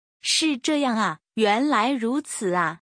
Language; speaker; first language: Chinese; native; Chinese